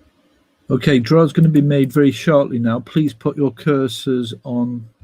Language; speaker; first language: English; native; English